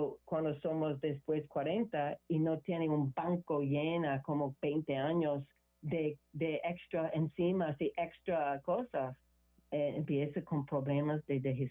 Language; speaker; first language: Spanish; non-native, learner; English